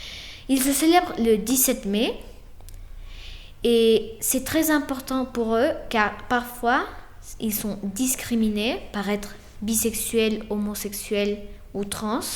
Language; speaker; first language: French; non-native, fluent; Spanish